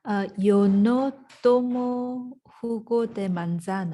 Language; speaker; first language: Spanish; non-native, learner; English